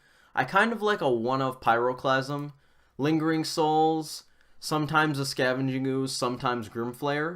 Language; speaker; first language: English; native; English